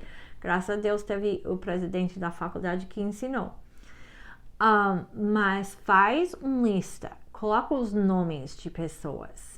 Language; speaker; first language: Portuguese; non-native, learner; English